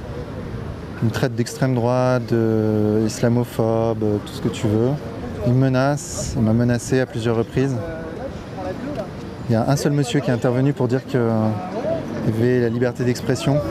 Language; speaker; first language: French; native; French